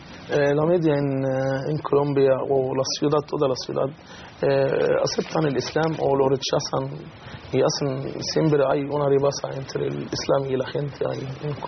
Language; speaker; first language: Spanish; non-native, fluent; Arabic